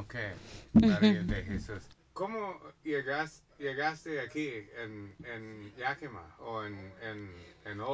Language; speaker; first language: Spanish; non-native, learner; English